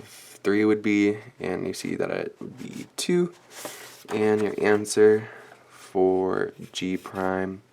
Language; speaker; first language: English; native; English